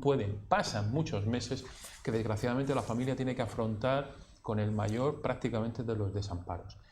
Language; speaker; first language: Spanish; native; Spanish